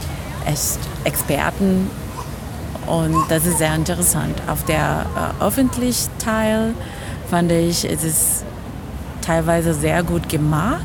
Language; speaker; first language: German; non-native, fluent; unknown